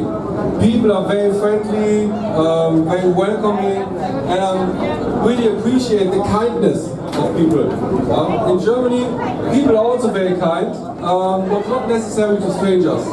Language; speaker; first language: English; non-native, fluent; German